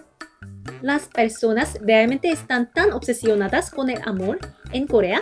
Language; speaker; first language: Spanish; non-native, fluent; Korean